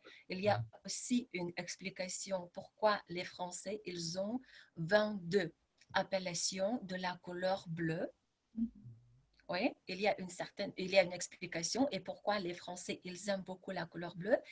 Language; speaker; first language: French; non-native, fluent; Lithuanian